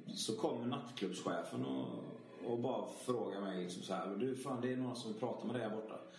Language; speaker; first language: Swedish; native; Swedish